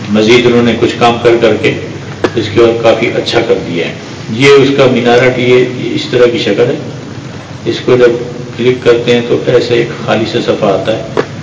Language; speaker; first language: Urdu; non-native, local second language; Pashto